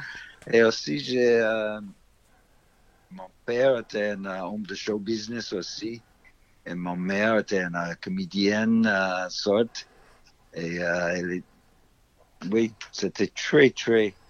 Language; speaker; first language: French; non-native, fluent; English